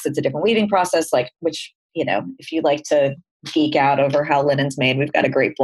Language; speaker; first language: English; native; English